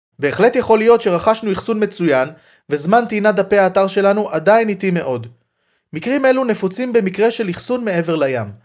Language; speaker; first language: Hebrew; native; Hebrew